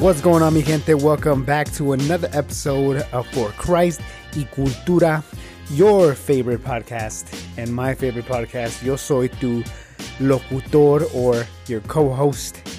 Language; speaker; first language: English; early bilingual, other home language; Spanish